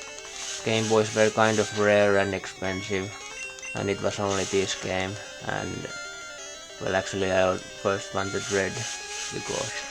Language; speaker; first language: English; non-native, fluent; Finnish